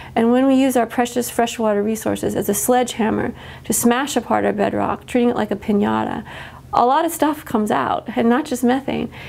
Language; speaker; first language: English; native; English